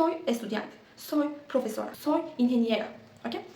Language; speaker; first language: Spanish; non-native, learner; Turkish